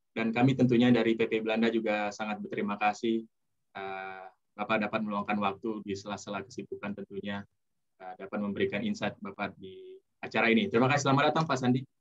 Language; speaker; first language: Indonesian; native; Indonesian